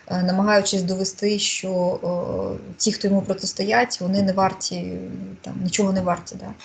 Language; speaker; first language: Ukrainian; non-native, local second language; Russian